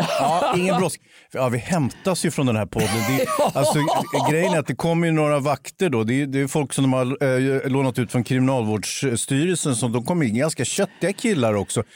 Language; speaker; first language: Swedish; native; Swedish